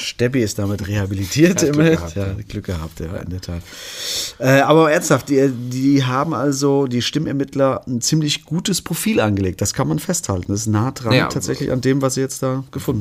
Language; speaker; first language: German; native; German